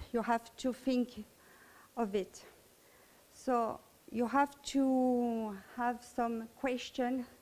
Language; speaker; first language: English; non-native, learner; French